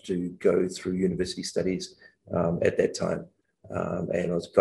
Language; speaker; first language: English; native; English